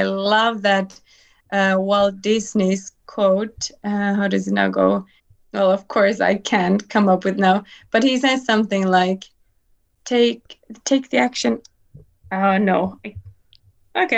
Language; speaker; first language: English; non-native, fluent; Finnish